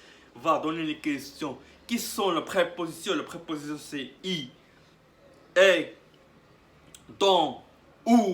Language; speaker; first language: French; non-native, learner; Arabic